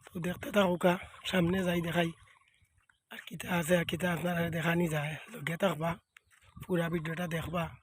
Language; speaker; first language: Bangla; native; Bangla